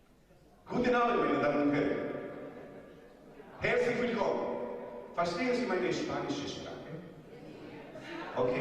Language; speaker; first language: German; non-native, learner; Spanish